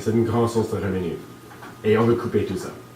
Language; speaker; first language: French; non-native, local second language; English